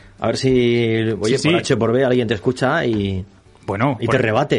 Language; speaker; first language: Spanish; native; Spanish